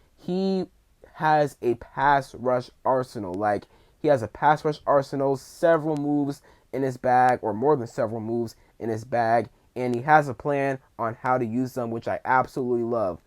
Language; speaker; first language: English; native; English